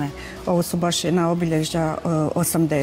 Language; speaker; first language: Croatian; native; Croatian